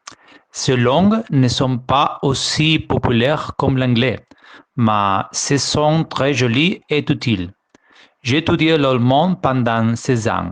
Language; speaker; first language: French; non-native, learner; Spanish